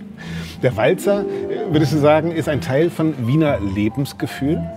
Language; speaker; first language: German; native; German